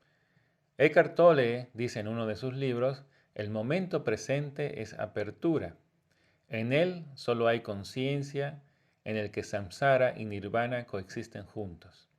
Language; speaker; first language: Spanish; native; Spanish